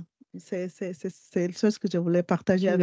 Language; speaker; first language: French; non-native, learner; Portuguese